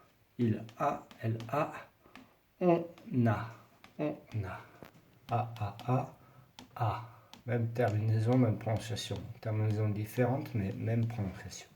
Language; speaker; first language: French; non-native, fluent; Spanish